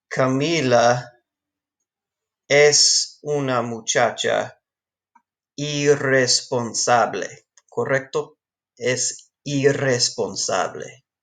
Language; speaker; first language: Spanish; non-native, fluent; English